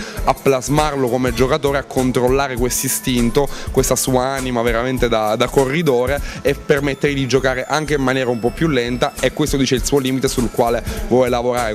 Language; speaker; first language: Italian; native; Italian